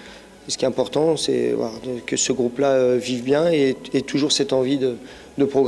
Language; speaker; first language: French; native; French